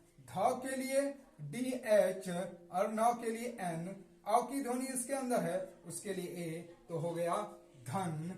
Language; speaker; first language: Hindi; native; Hindi